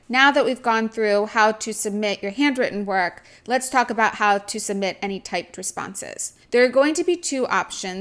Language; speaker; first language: English; native; English